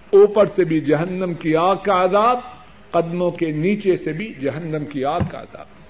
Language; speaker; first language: Urdu; non-native, local second language; Punjabi